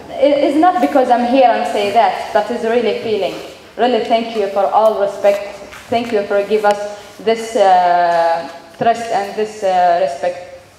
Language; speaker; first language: English; non-native, learner; Arabic